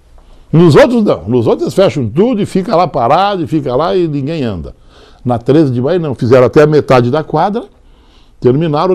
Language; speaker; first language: Portuguese; native; Portuguese